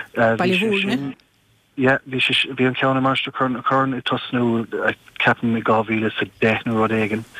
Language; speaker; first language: Irish; non-native, local second language; English